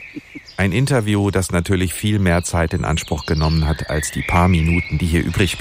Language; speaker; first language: German; native; German